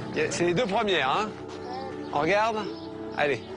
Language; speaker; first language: French; native; French